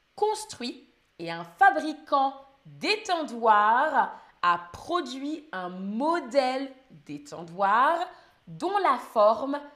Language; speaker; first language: French; native; French